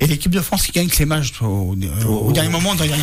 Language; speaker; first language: French; native; French